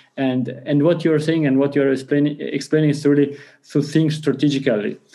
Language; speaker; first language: English; non-native, fluent; Italian